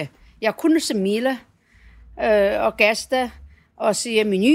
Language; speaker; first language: Danish; non-native, learner; Chinese